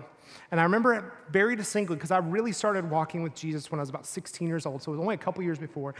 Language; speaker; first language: English; native; English